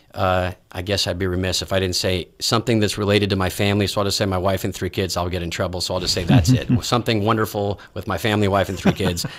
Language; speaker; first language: English; native; English